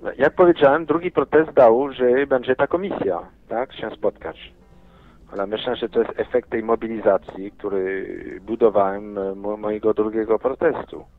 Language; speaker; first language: Polish; non-native, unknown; French